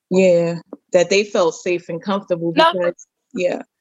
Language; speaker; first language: English; native; English